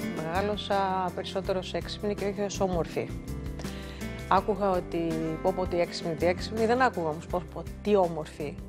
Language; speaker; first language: Greek; native; Greek